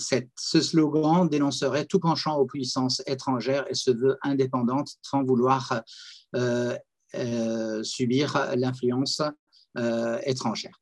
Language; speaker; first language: French; non-native, fluent; Persian